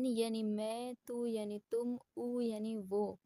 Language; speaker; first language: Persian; non-native, fluent; Urdu